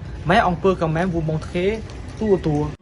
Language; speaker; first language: French; non-native, fluent; Khmer